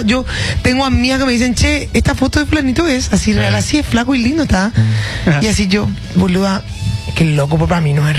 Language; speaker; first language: Spanish; native; Spanish